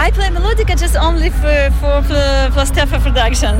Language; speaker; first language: English; non-native, fluent; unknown